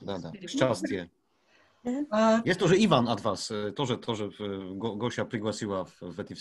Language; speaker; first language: Russian; non-native, learner; Polish